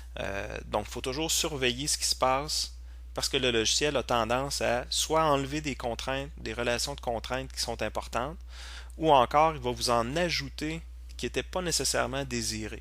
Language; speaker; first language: French; native; French